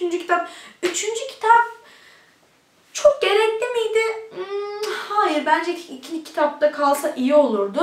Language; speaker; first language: Turkish; early bilingual, heritage; Turkish